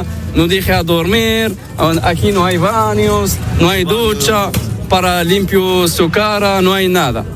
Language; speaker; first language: Spanish; non-native, learner; Arabic